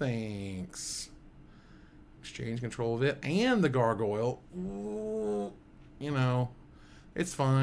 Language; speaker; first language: English; native; English